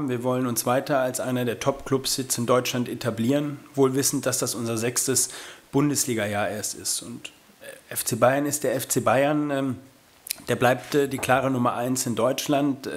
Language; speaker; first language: German; native; German